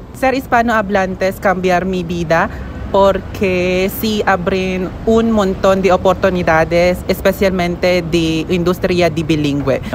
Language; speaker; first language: Spanish; non-native, learner; Filipino